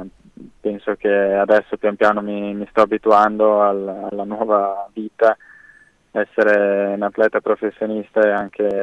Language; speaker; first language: Italian; native; Italian